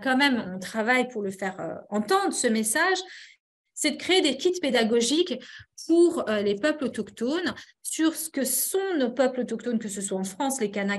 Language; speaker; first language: French; native; French